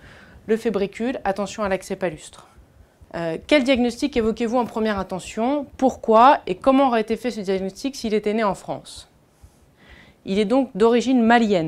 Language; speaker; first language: French; native; French